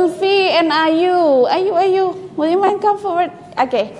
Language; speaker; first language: English; non-native, fluent; Indonesian